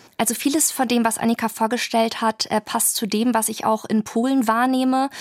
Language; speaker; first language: German; early bilingual, other home language; Polish